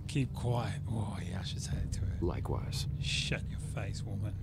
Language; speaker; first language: English; native; English